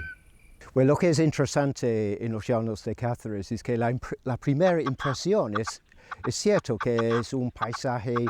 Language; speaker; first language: Spanish; non-native, fluent; English